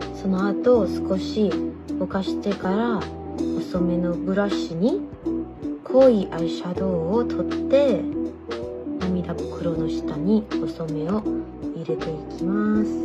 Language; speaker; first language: Japanese; non-native, learner; Thai